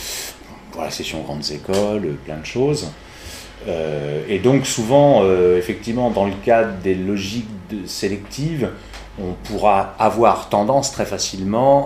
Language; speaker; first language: French; native; French